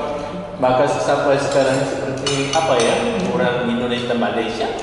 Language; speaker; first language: Indonesian; non-native, learner; Korean